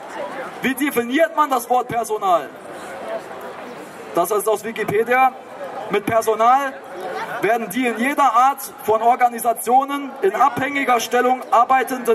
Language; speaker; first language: German; native; German